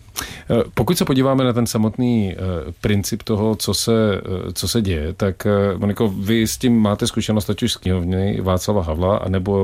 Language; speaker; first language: Czech; native; Czech